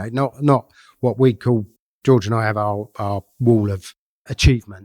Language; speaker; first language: English; native; English